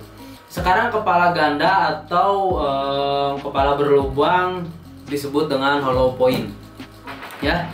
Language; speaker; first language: Indonesian; native; Indonesian